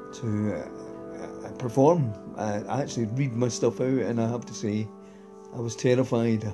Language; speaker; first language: English; native; English